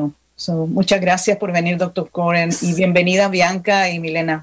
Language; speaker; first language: Spanish; native; Spanish